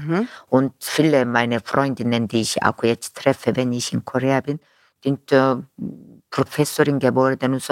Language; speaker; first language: German; non-native, fluent; Korean